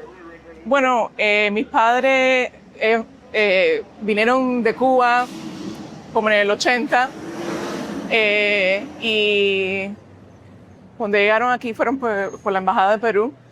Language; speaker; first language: Spanish; early bilingual, heritage; Spanish